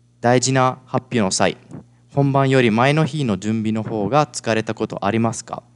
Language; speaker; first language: Japanese; non-native, fluent; Italian